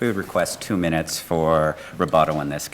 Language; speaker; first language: English; native; English